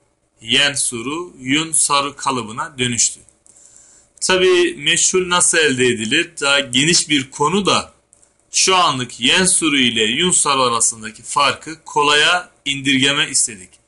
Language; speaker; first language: Turkish; native; Turkish